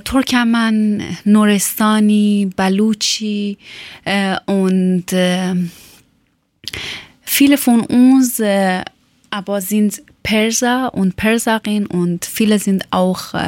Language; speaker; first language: German; non-native, learner; Persian